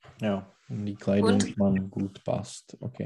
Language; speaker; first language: German; non-native, learner; Czech